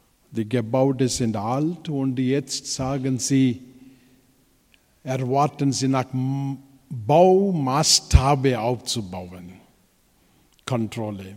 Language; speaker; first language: German; non-native, fluent; Telugu